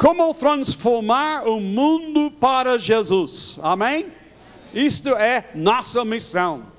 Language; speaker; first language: Portuguese; non-native, fluent; English